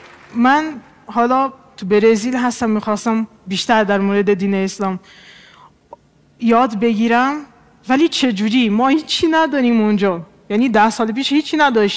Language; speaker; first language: Persian; non-native, fluent; Portuguese